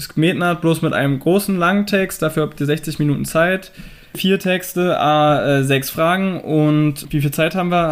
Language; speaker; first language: German; native; German